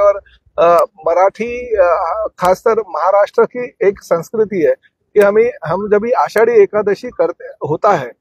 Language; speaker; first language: Hindi; non-native, local second language; Marathi